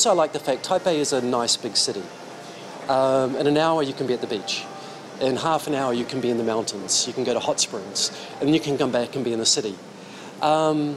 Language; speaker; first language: English; native; English